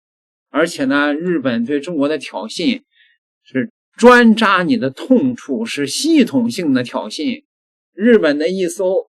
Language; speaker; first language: Chinese; native; Chinese